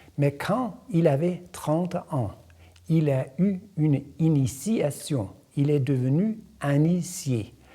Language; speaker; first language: French; non-native, fluent; Danish